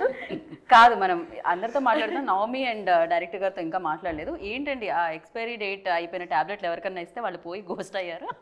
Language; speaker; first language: Telugu; native; Telugu